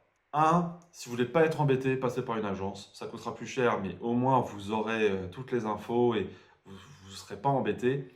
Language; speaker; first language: French; native; French